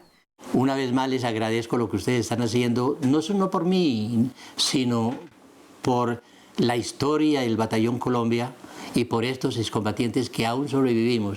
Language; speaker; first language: Spanish; native; Spanish